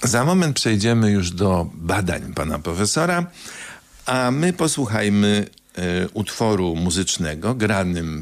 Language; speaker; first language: Polish; native; Polish